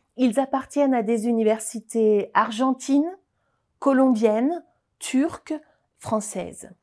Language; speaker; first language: French; native; French